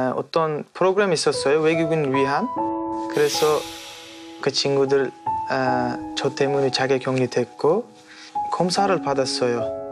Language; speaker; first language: Korean; non-native, fluent; Uzbek